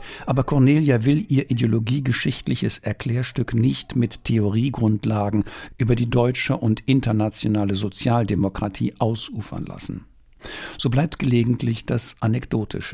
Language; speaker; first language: German; native; German